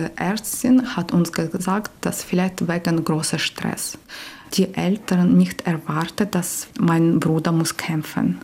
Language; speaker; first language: German; non-native, learner; Ukrainian